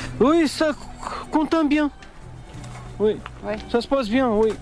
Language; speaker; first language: French; non-native, learner; Romanian